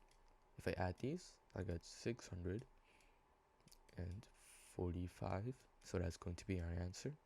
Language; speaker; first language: English; native; English